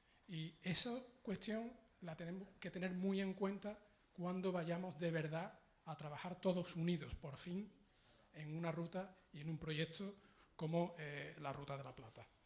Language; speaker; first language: Spanish; native; Spanish